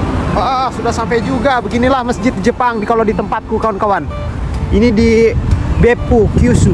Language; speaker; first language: Indonesian; native; Indonesian